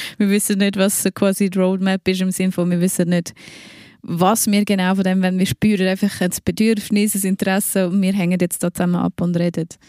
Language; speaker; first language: German; native; German